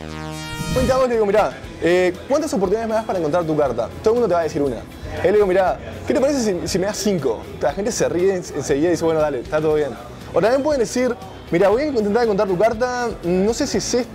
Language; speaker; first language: Spanish; native; Spanish